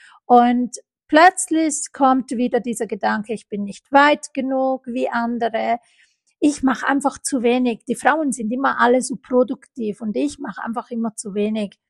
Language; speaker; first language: German; non-native, fluent; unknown